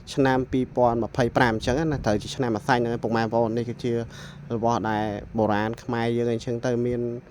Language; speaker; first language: Khmer; native; Khmer